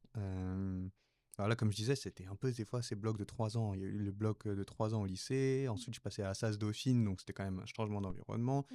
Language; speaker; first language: French; early bilingual, other home language; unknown